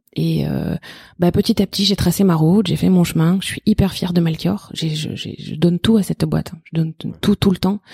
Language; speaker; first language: French; native; French